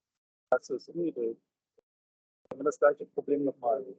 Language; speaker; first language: German; native; German